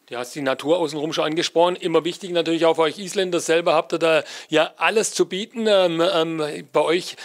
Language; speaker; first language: German; native; German